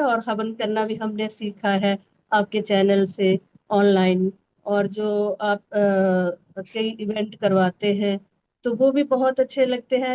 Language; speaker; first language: Hindi; native; Hindi